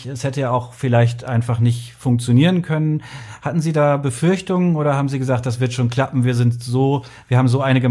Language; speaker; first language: German; native; German